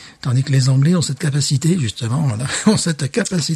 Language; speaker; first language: French; native; French